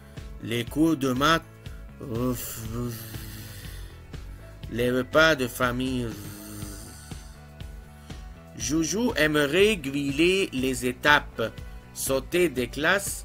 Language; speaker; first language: French; non-native, fluent; Arabic